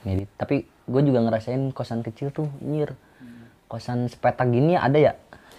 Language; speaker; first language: Indonesian; non-native, local second language; Sundanese